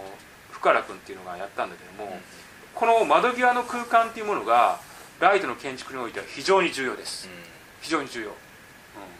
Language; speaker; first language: Japanese; native; Japanese